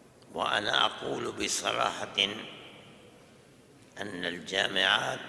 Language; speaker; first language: Arabic; non-native, fluent; Urdu